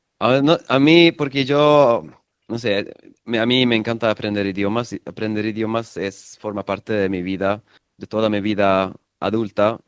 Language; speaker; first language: Spanish; non-native, fluent; Swedish